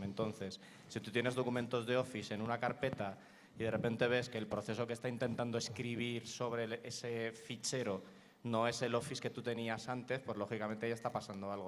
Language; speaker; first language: Spanish; native; Spanish